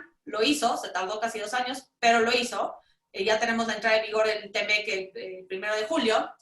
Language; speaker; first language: Spanish; native; Spanish